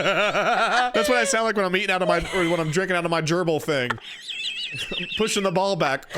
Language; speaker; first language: English; native; English